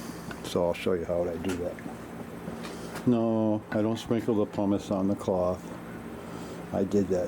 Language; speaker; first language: English; native; English